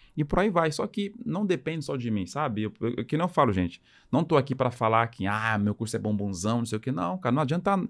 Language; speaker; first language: Portuguese; non-native, fluent; French